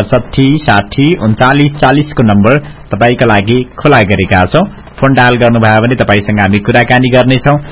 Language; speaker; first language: Nepali; non-native, local second language; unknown